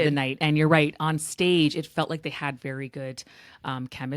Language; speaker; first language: English; native; English